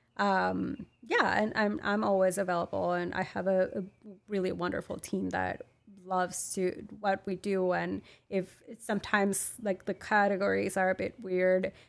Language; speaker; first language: English; non-native, fluent; Spanish